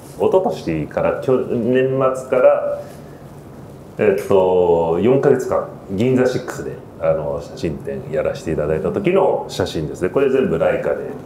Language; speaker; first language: Japanese; early bilingual, heritage; Japanese